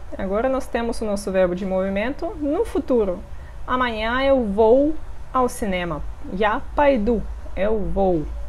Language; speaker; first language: Portuguese; non-native, fluent; Russian